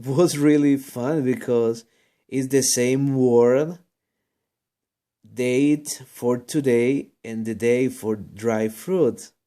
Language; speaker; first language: English; non-native, learner; Spanish